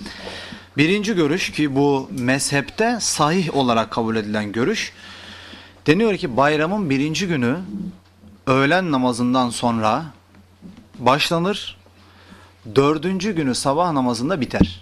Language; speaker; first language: Turkish; native; Turkish